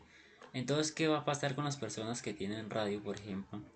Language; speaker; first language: Spanish; native; Spanish